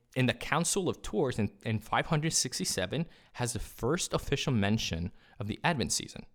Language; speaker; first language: English; early bilingual, other home language; Spanish